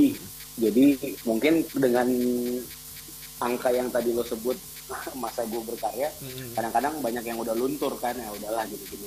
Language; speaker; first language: Indonesian; native; Indonesian